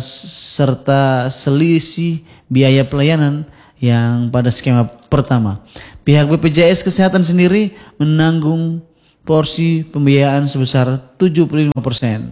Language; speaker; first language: Indonesian; non-native, local second language; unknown